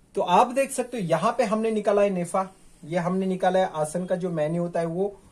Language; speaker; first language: Hindi; non-native, local second language; Marathi